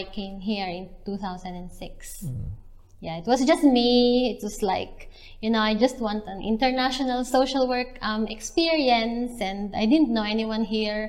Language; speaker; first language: English; non-native, local second language; Filipino